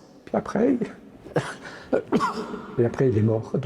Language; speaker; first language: French; native; French